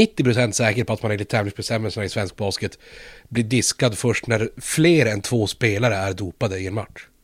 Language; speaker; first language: Swedish; native; Swedish